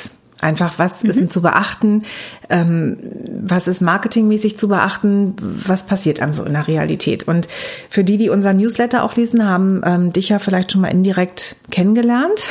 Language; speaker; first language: German; native; German